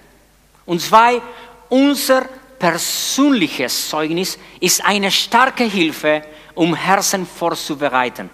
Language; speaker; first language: German; non-native, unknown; Spanish